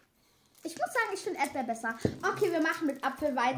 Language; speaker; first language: German; native; German